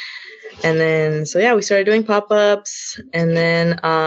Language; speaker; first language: English; native; English